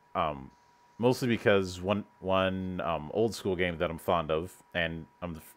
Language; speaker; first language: English; native; English